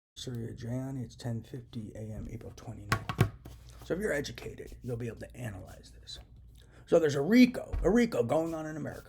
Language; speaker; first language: English; native; English